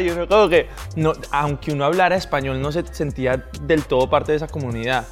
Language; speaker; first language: Spanish; early bilingual, heritage; Spanish